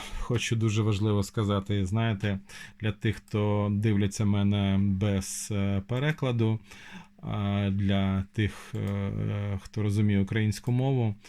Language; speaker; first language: Ukrainian; non-native, local second language; Russian